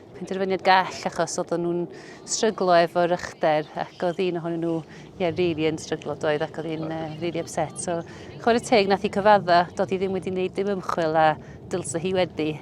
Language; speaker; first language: Welsh; native; Welsh